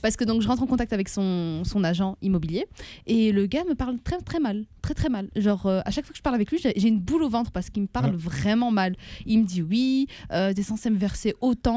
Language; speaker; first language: French; native; French